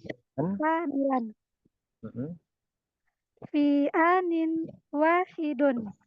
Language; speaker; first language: Arabic; non-native, learner; Indonesian